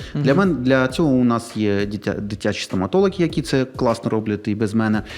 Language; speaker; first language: Ukrainian; native; Ukrainian